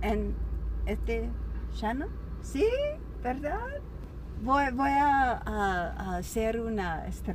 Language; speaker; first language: Spanish; non-native, learner; English